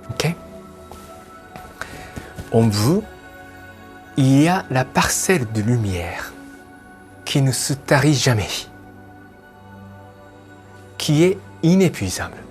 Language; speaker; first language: French; non-native, fluent; Japanese